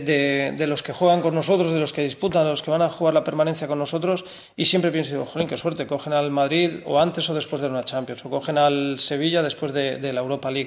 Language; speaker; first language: Spanish; native; Spanish